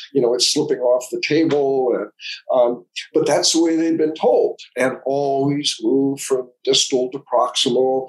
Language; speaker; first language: English; native; English